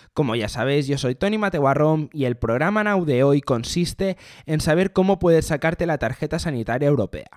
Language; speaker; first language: Spanish; native; Spanish